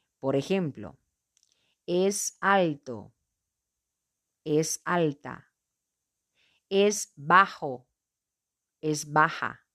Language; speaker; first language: Spanish; non-native, fluent; Portuguese